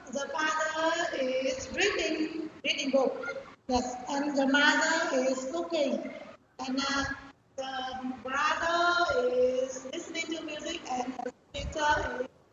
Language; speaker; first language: English; non-native, learner; Vietnamese